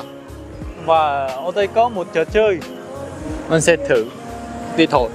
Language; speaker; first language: Vietnamese; non-native, fluent; Korean